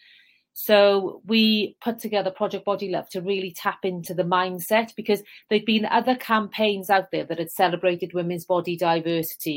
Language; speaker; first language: English; native; English